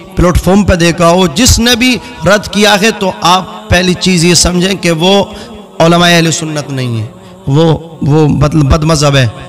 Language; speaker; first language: Hindi; native; Hindi